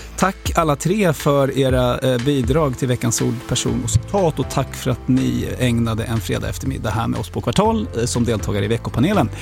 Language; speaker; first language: Swedish; native; Swedish